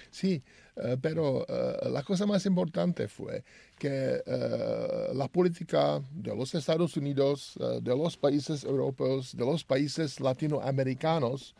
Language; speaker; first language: Spanish; non-native, learner; Czech